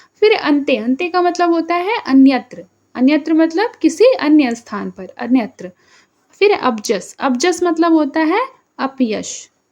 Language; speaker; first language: Hindi; native; Hindi